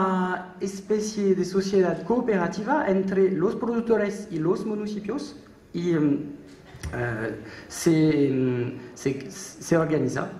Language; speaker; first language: Spanish; non-native, learner; French